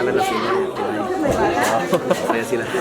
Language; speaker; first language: Filipino; non-native, learner; English